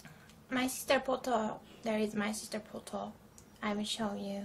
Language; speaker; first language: English; non-native, learner; Turkish